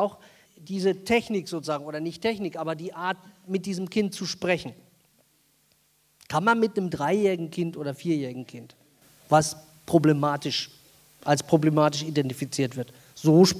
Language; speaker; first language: German; native; German